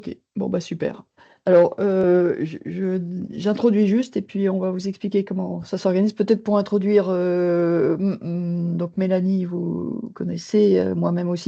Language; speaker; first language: French; native; French